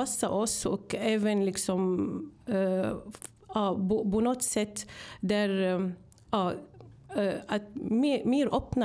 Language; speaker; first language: Swedish; non-native, fluent; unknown